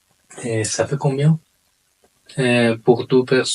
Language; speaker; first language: French; non-native, learner; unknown